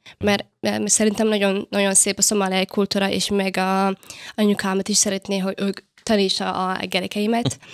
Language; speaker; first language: Hungarian; non-native, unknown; Somali